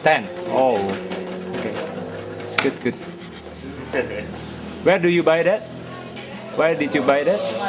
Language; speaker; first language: English; non-native, learner; Indonesian